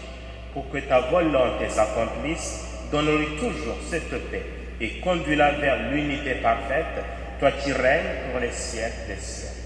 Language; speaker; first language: French; native; French